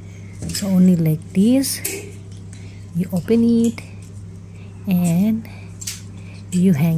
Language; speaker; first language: English; non-native, local second language; Filipino